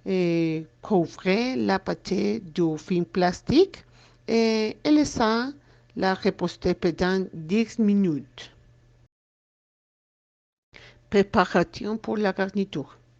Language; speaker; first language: French; non-native, learner; Spanish